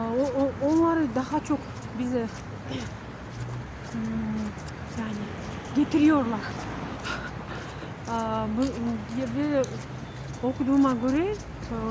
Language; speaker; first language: Turkish; non-native, learner; Kyrgyz